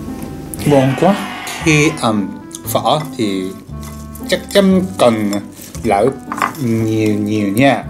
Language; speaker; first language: Vietnamese; non-native, learner; Japanese